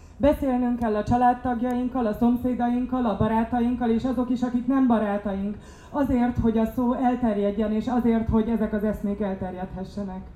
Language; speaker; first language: Hungarian; non-native, fluent; English